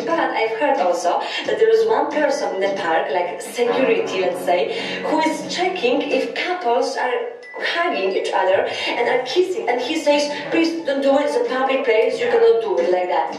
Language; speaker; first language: English; non-native, fluent; Polish